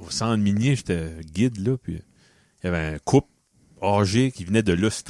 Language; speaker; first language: French; native; French